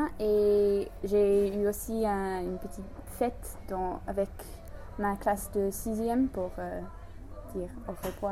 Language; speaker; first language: French; non-native, learner; English